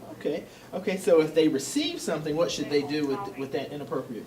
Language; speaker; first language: English; native; English